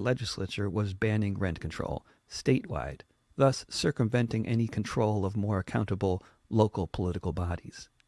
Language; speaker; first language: English; native; English